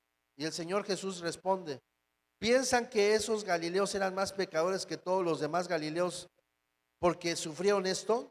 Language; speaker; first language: Spanish; native; Spanish